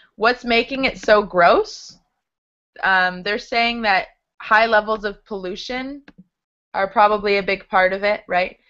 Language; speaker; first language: English; native; English